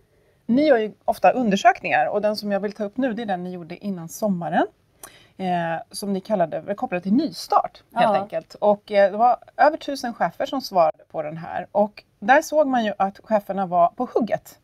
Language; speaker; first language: Swedish; native; Swedish